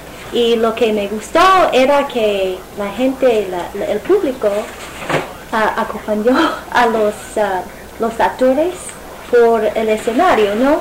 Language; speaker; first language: Spanish; non-native, fluent; English